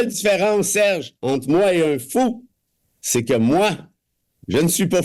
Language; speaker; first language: French; native; French